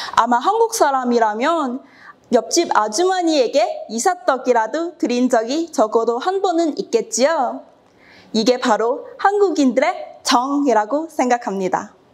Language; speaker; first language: Korean; non-native, fluent; Cantonese